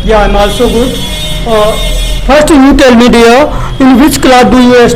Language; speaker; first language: English; non-native, local second language; Hindi